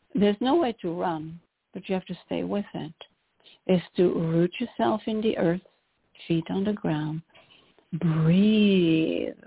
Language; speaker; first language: English; non-native, fluent; French